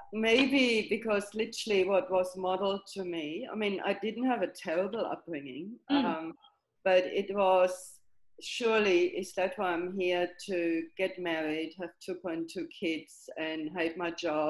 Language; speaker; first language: English; non-native, fluent; German